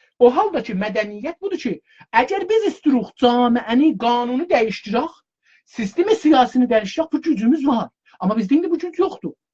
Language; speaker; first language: Azerbaijani; native; Azerbaijani